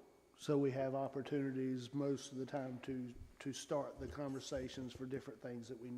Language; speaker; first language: English; native; English